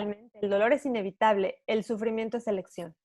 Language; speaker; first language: Spanish; native; Spanish